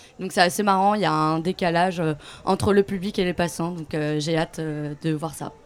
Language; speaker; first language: French; native; French